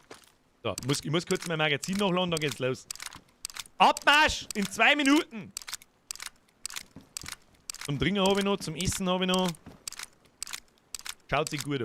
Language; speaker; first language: German; native; German